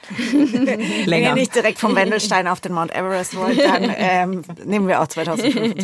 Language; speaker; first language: German; native; German